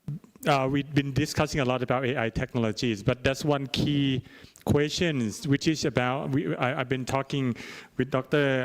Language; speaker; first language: English; non-native, fluent; Thai